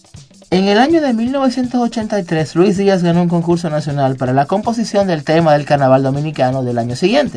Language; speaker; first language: Spanish; native; Spanish